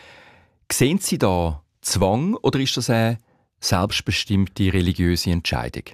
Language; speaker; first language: German; native; German